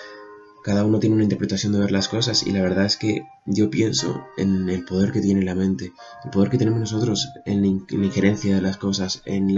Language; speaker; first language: Spanish; native; Spanish